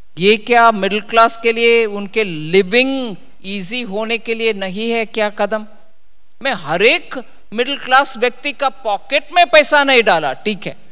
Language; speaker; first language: Hindi; non-native, local second language; Tamil